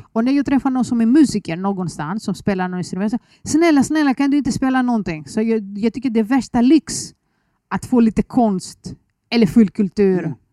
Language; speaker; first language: Swedish; non-native, fluent; Greek